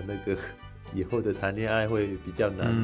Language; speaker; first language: Chinese; non-native, fluent; French